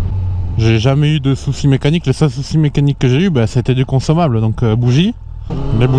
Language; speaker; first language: French; native; French